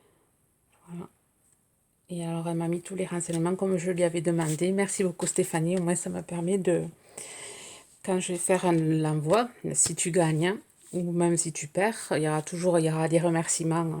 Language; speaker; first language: French; native; French